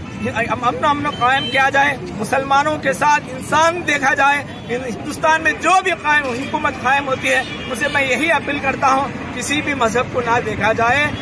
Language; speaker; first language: Hindi; non-native, local second language; Urdu